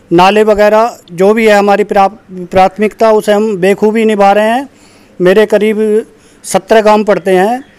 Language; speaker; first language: Hindi; native; Hindi